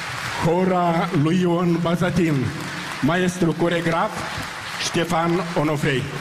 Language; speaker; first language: Romanian; native; Romanian